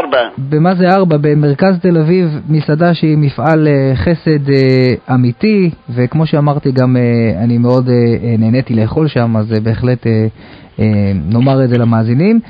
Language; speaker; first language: Hebrew; native; Hebrew